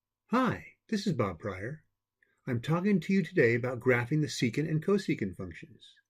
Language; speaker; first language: English; native; English